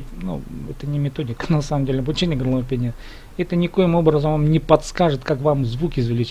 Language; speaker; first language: Russian; native; Russian